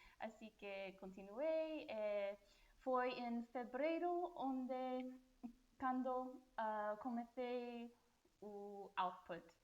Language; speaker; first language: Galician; non-native, learner; English